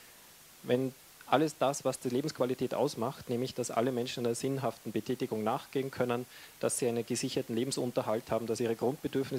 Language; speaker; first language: German; native; German